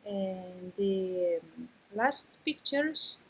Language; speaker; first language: English; non-native, learner; Spanish